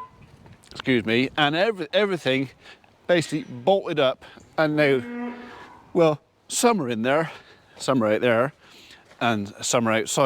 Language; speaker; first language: English; native; English